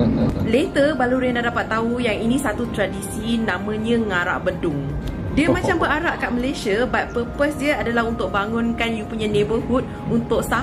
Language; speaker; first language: Malay; native; Malay